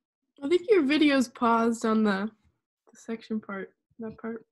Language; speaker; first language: English; native; English